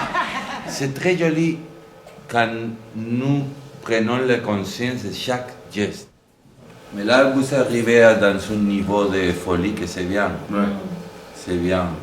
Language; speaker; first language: French; non-native, fluent; Spanish